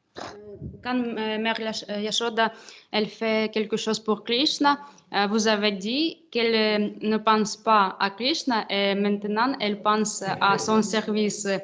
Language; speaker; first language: French; non-native, learner; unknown